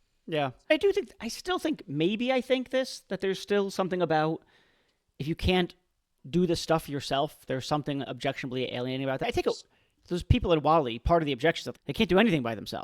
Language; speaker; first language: English; native; English